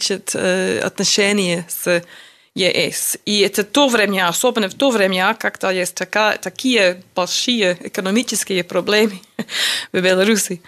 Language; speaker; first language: Russian; non-native, learner; English